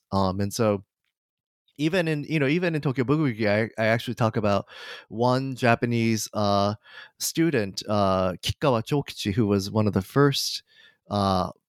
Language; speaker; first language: English; non-native, fluent; Japanese